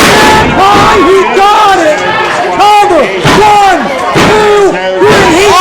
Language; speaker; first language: English; native; English